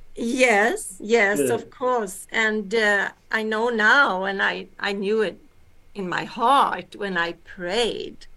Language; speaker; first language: English; early bilingual, other home language; Swedish